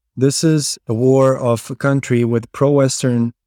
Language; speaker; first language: English; non-native, fluent; Ukrainian